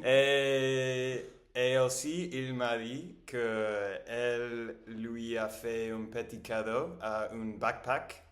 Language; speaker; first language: French; non-native, learner; English